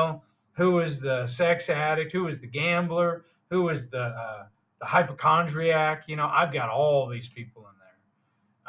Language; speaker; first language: English; native; English